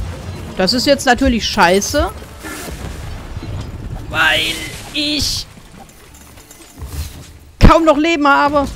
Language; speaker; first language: German; native; German